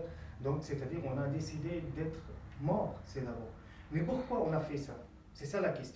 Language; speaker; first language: French; non-native, fluent; Arabic